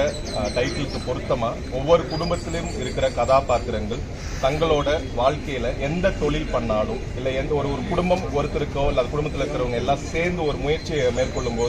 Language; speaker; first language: Tamil; native; Tamil